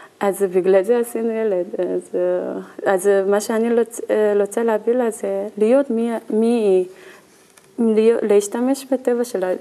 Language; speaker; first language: Hebrew; non-native, learner; Korean